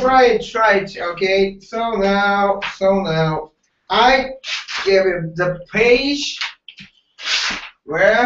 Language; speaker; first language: English; non-native, learner; Japanese